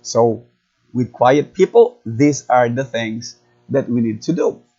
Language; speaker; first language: English; non-native, local second language; Filipino